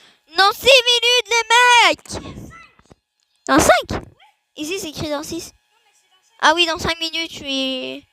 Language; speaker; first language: French; native; French